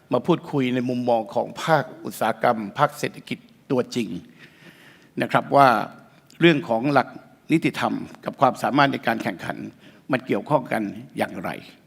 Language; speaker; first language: Thai; native; Thai